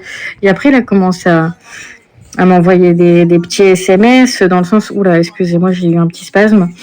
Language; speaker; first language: French; native; French